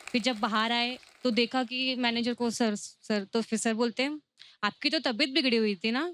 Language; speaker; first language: Hindi; native; Hindi